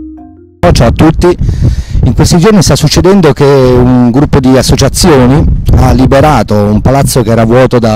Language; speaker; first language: Italian; native; Italian